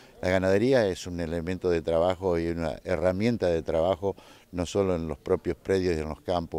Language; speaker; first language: Spanish; native; Spanish